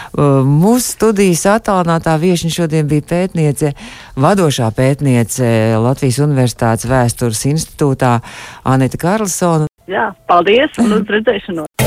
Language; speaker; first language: Latvian; native; Latvian